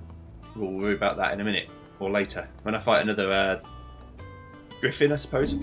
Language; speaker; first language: English; native; English